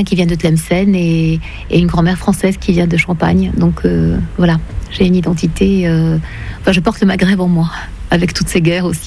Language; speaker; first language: French; native; French